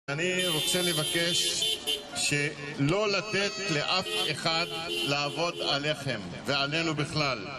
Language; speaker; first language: Hebrew; non-native, local second language; Arabic